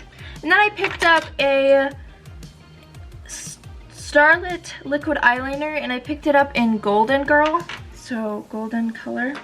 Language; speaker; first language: English; native; English